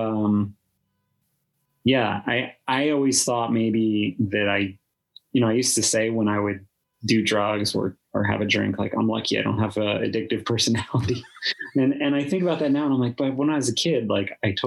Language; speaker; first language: English; native; English